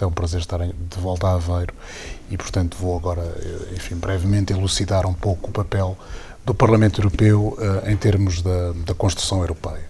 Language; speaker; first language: Portuguese; native; Portuguese